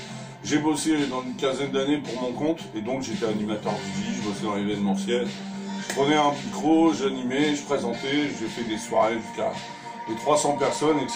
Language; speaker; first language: French; native; French